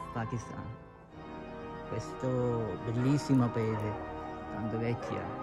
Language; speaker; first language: Italian; non-native, learner; Urdu